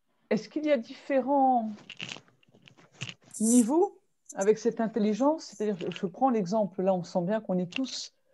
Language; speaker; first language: French; native; French